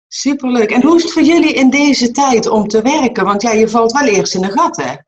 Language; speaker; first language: Dutch; native; Dutch